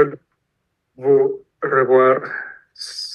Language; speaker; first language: French; non-native, fluent; Russian